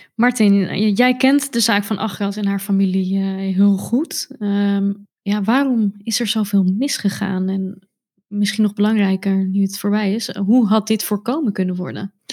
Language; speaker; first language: Dutch; native; Dutch